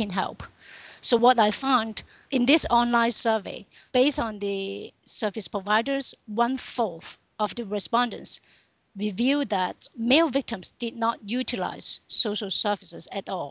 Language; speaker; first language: English; non-native, local second language; Cantonese